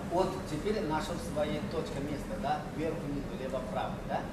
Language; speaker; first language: Russian; non-native, learner; Chinese